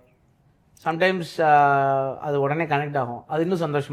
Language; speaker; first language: Tamil; native; Tamil